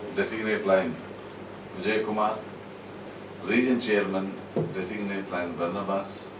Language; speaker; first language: English; non-native, local second language; Tamil